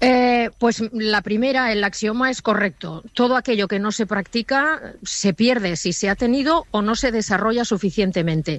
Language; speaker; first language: Spanish; native; Spanish